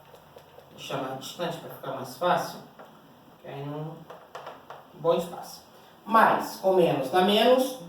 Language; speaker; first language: Portuguese; native; Portuguese